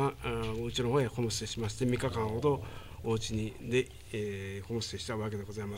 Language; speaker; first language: Japanese; native; Japanese